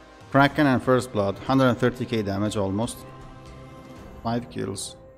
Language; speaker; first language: English; non-native, fluent; Italian